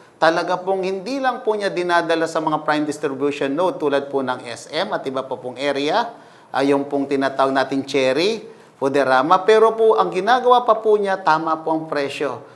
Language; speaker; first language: Filipino; native; Filipino